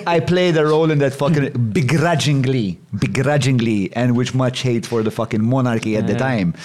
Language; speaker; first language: English; non-native, local second language; Maltese